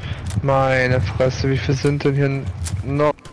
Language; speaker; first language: German; native; German